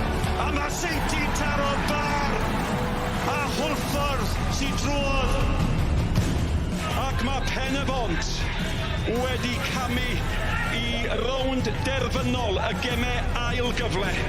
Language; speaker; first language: Welsh; native; Welsh